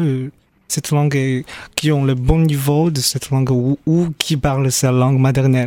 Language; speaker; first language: French; non-native, fluent; Chinese